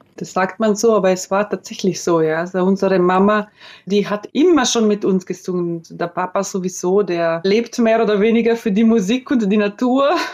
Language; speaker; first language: German; non-native, local second language; Ladin